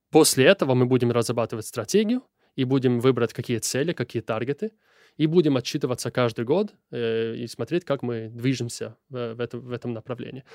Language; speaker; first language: Russian; non-native, fluent; Italian